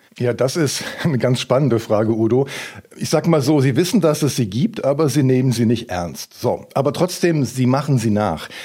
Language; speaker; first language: German; native; German